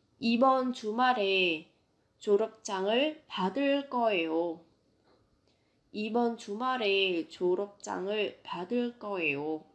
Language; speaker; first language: Korean; non-native, fluent; Vietnamese